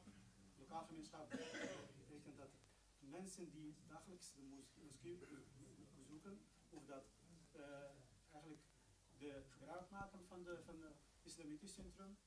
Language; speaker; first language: Dutch; non-native, local second language; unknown